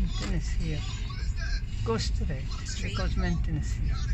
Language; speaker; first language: English; non-native, learner; Arabic